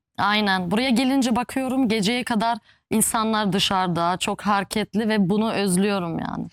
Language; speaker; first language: Turkish; early bilingual, heritage; Turkish